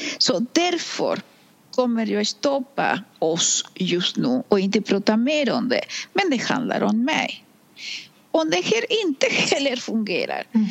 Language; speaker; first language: Swedish; non-native, fluent; Spanish